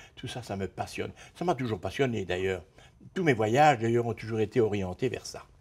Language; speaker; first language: French; native; French